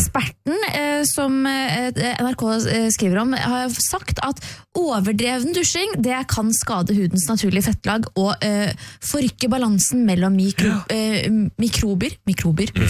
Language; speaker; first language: Norwegian; native; Norwegian